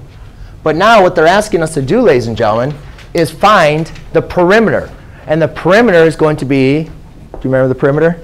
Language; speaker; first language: English; native; English